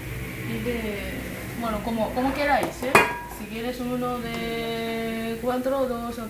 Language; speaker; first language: Spanish; non-native, learner; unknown